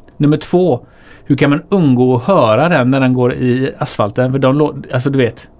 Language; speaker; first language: Swedish; native; Swedish